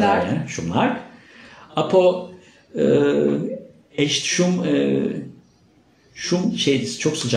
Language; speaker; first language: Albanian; non-native, learner; Turkish